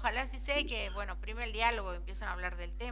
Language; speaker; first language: Spanish; native; Spanish